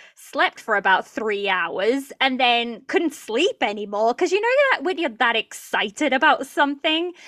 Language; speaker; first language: English; early bilingual, other home language; Portuguese